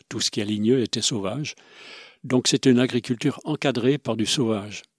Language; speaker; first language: French; non-native, local second language; Swiss German